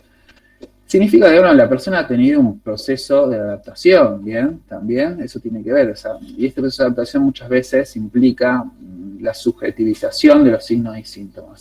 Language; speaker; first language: Spanish; native; Spanish